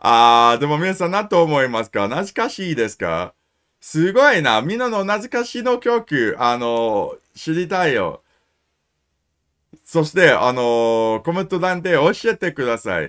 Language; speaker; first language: Japanese; non-native, learner; English